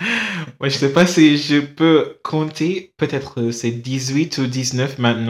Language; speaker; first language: French; non-native, fluent; English